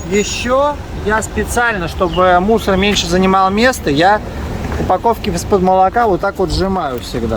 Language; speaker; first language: Russian; native; Russian